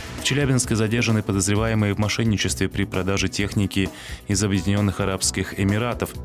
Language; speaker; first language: Russian; native; Russian